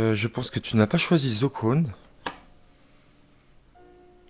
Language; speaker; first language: French; native; French